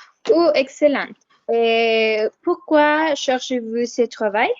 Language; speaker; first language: French; non-native, learner; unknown